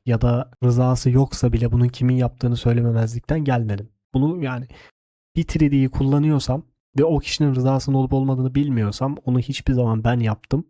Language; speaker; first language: Turkish; native; Turkish